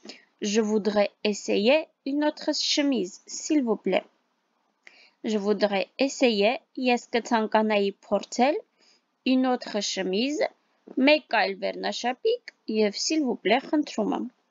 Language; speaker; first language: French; non-native, fluent; Armenian